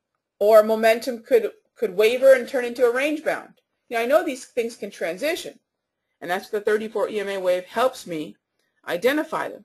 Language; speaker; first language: English; native; English